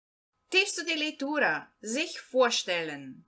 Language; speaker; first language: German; non-native, fluent; Portuguese